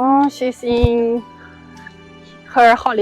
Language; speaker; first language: English; non-native, learner; Chinese